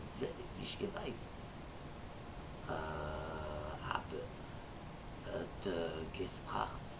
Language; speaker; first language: German; non-native, learner; French